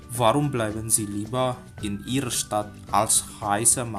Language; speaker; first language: German; non-native, learner; Indonesian